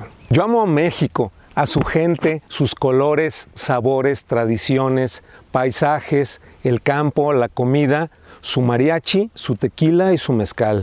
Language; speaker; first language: Spanish; native; Spanish